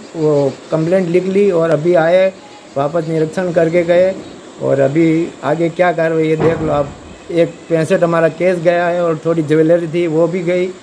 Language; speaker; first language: Hindi; native; Hindi